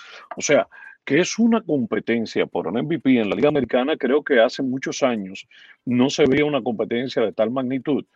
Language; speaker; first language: Spanish; native; Spanish